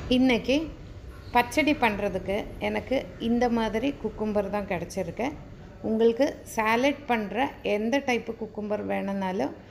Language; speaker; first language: Tamil; non-native, local second language; Malayalam